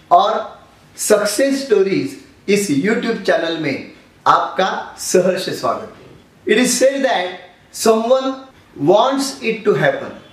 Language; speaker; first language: Hindi; non-native, local second language; Marathi